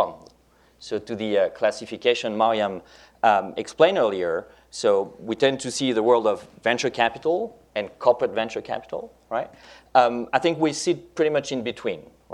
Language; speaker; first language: English; non-native, fluent; French